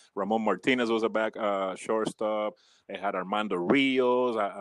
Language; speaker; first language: English; early bilingual, other home language; Spanish